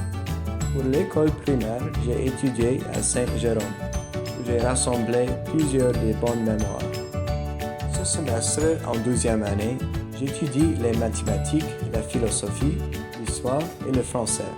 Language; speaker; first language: French; non-native, learner; English